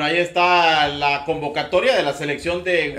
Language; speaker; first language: Spanish; native; Spanish